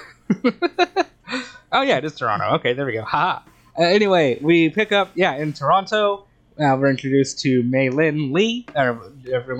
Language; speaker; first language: English; native; English